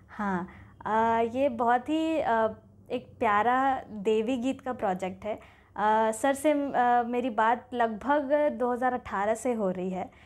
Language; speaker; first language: Hindi; native; Hindi